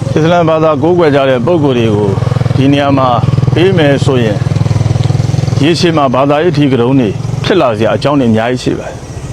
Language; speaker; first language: Burmese; native; Burmese